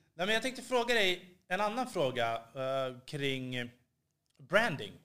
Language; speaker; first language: Swedish; native; Swedish